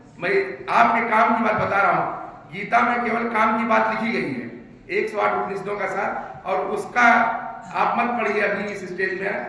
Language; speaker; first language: Hindi; native; Hindi